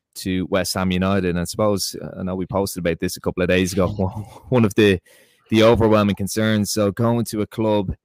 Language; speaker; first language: English; early bilingual, other home language; Portuguese